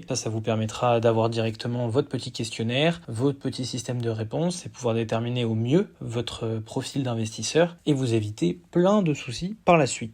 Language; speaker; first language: French; native; French